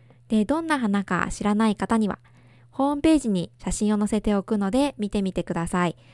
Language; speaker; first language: Japanese; native; Japanese